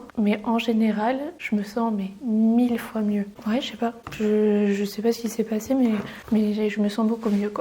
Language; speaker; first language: French; native; French